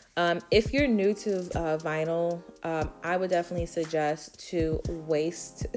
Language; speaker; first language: English; native; English